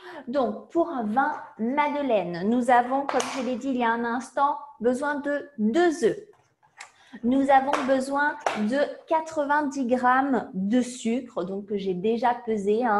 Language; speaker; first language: French; native; French